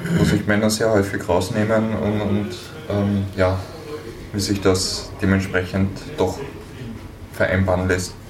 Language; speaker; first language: German; native; German